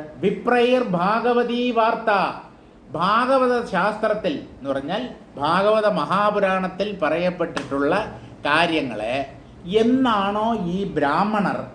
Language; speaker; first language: Malayalam; native; Malayalam